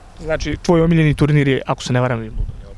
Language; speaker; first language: Serbian; native; Serbian